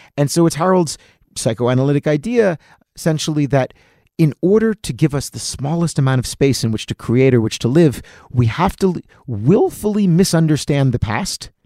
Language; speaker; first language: English; native; English